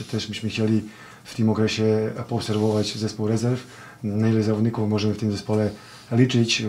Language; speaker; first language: Polish; non-native, fluent; Serbian